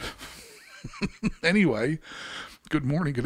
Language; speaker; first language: English; native; English